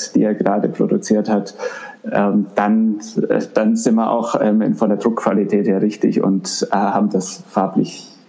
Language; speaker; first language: German; native; German